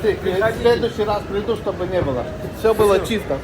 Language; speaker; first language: Russian; non-native, fluent; Lithuanian